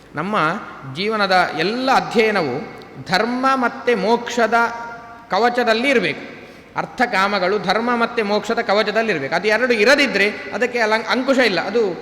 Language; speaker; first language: Kannada; native; Kannada